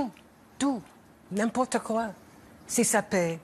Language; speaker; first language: French; non-native, learner; English